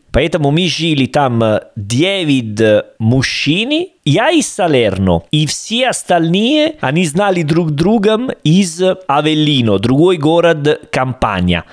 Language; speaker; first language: Russian; non-native, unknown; Italian